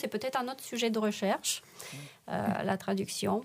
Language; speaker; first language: French; non-native, fluent; Romanian